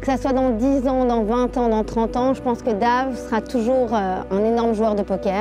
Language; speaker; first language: French; native; French